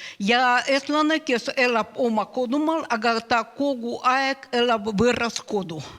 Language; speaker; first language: Estonian; non-native, learner; Russian